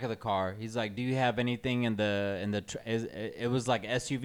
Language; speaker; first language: English; native; English